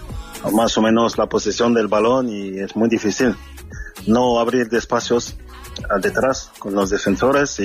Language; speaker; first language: Spanish; non-native, fluent; French